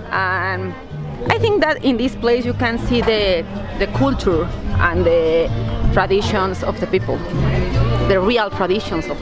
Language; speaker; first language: English; non-native, learner; Spanish